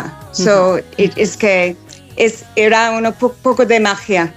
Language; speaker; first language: Spanish; non-native, fluent; English